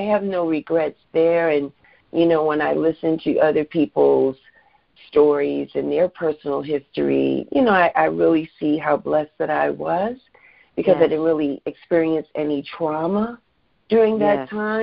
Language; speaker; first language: English; native; English